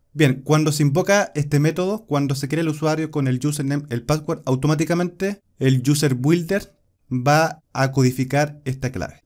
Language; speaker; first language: Spanish; native; Spanish